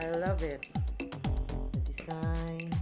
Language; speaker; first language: English; non-native, local second language; Filipino